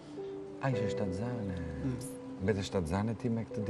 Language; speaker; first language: Albanian; native; Albanian